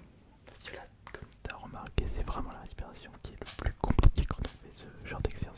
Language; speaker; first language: French; native; French